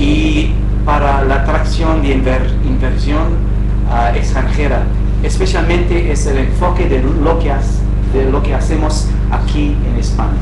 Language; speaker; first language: Spanish; non-native, fluent; English